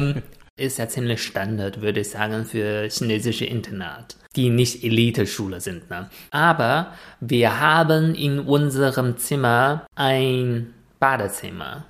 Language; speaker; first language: German; non-native, fluent; Chinese